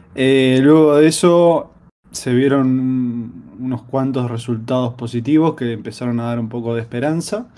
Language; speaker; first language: Spanish; native; Spanish